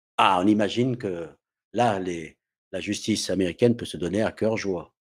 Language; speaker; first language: French; non-native, fluent; English